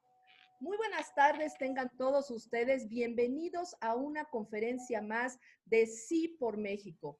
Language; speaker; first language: Spanish; native; Spanish